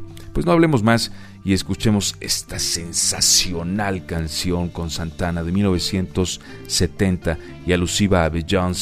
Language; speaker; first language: Spanish; native; Spanish